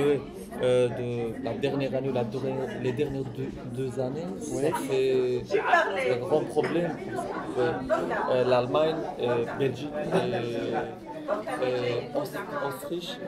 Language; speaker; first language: French; non-native, learner; Arabic